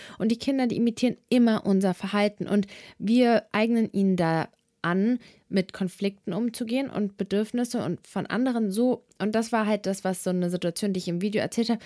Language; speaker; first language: German; early bilingual, other home language; Serbian